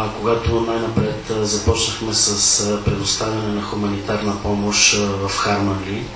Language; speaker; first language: Bulgarian; native; Bulgarian